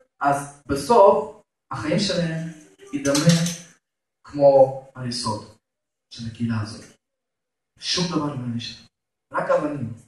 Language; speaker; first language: Hebrew; non-native, fluent; Russian